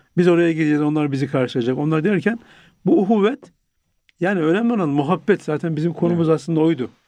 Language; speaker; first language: Turkish; native; Turkish